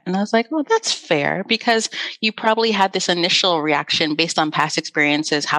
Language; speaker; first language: English; native; English